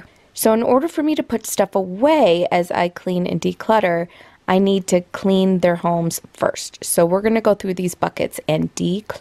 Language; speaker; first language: English; native; English